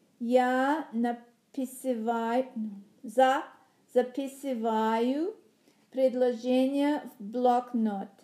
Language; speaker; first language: Russian; non-native, learner; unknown